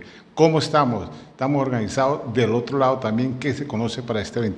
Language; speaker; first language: Spanish; native; Spanish